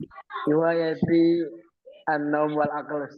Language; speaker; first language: Arabic; non-native, learner; Indonesian